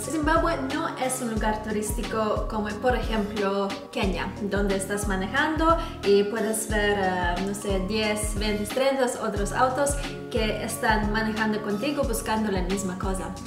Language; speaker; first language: Spanish; non-native, fluent; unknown